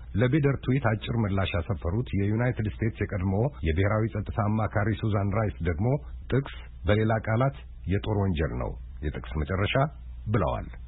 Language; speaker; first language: Amharic; native; Amharic